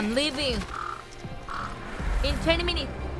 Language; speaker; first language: English; non-native, learner; Korean